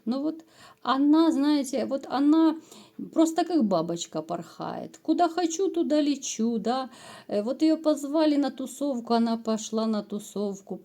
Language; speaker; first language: Russian; native; Russian